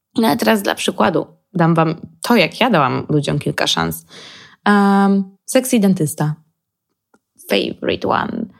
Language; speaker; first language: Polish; early bilingual, heritage; Polish